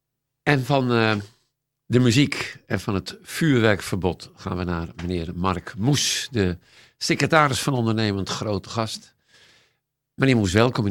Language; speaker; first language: Dutch; native; Dutch